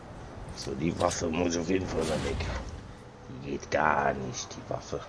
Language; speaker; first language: German; native; German